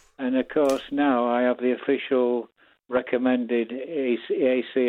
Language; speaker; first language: English; native; English